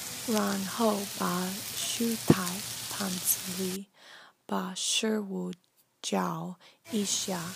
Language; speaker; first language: Chinese; non-native, learner; English